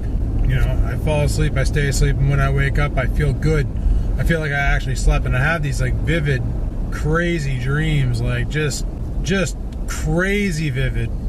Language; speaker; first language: English; native; English